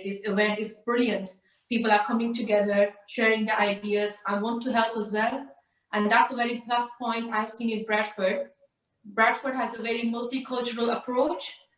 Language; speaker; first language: English; early bilingual, other home language; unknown